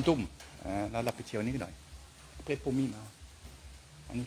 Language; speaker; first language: Thai; non-native, learner; French